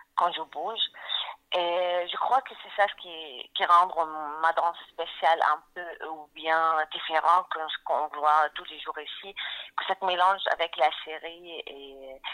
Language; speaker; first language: French; non-native, fluent; Arabic